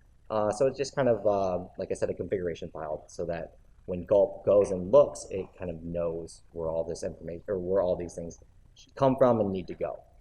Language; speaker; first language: English; native; English